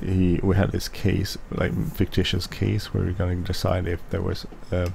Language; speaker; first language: English; non-native, fluent; Swedish